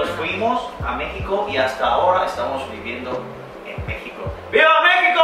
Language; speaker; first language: Spanish; non-native, fluent; Korean